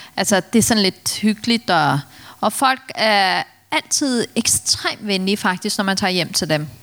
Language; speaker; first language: Danish; early bilingual, other home language; Turkish